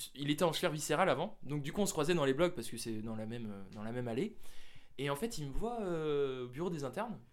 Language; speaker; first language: French; native; French